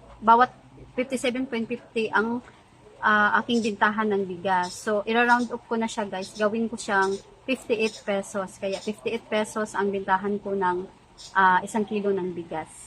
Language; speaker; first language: Filipino; non-native, local second language; Cebuano